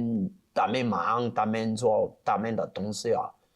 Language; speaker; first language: Chinese; non-native, learner; Portuguese